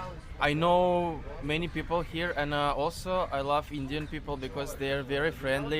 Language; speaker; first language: English; non-native, learner; Russian